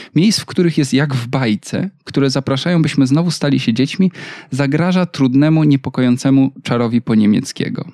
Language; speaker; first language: Polish; native; Polish